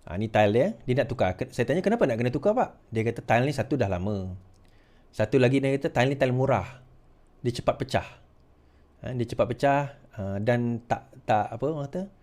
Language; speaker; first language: Malay; native; Malay